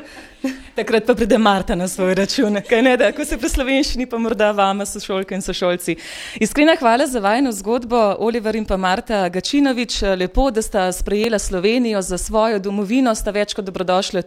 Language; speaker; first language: Slovenian; native; Slovenian